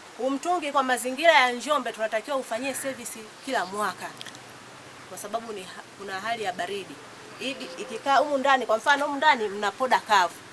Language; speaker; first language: Swahili; native; Swahili